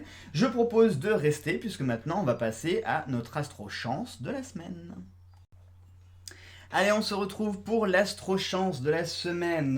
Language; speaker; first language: French; native; French